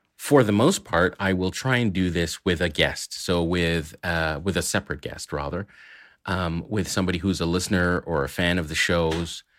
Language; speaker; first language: English; native; English